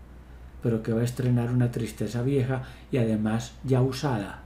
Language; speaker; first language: Spanish; native; Spanish